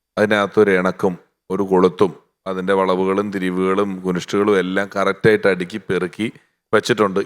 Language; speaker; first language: Malayalam; native; Malayalam